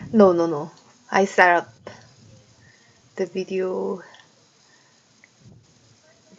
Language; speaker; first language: English; non-native, learner; Korean